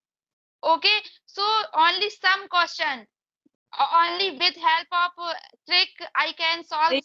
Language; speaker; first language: English; non-native, learner; Hindi